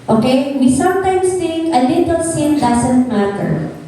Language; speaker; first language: English; non-native, local second language; Filipino